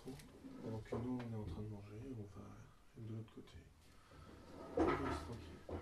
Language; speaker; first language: French; native; French